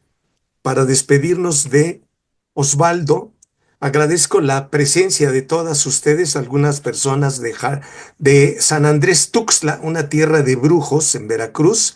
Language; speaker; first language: Spanish; native; Spanish